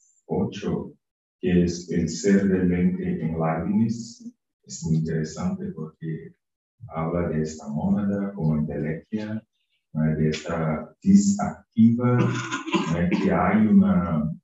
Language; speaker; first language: Spanish; non-native, fluent; Portuguese